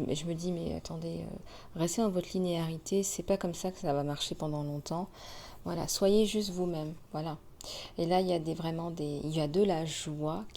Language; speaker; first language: French; native; French